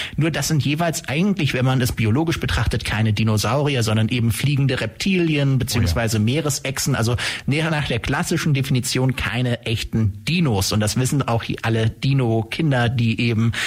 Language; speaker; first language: German; native; German